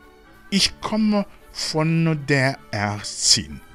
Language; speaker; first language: German; non-native, fluent; Rundi